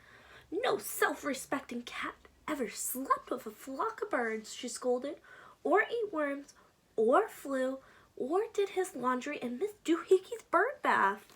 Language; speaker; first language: English; native; English